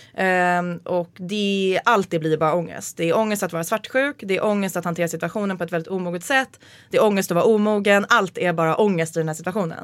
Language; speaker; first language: Swedish; native; Swedish